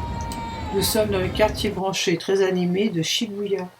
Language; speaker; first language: French; native; French